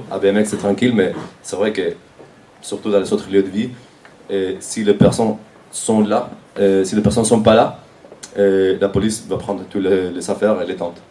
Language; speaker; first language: French; non-native, fluent; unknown